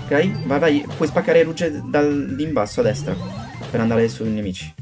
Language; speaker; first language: Italian; native; Italian